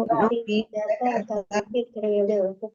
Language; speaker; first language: Arabic; non-native, learner; Indonesian